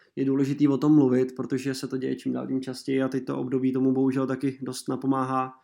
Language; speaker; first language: Czech; native; Czech